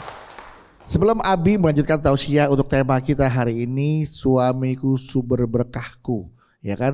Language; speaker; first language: Indonesian; native; Indonesian